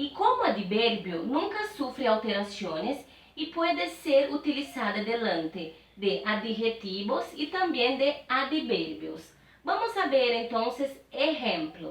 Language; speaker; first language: Spanish; non-native, fluent; Portuguese